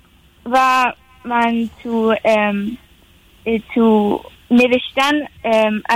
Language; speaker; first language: Persian; early bilingual, heritage; Persian